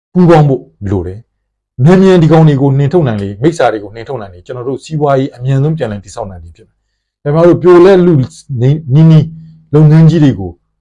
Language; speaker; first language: Burmese; native; Burmese